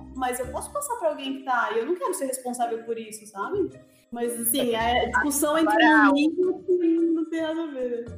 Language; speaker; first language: Portuguese; native; Portuguese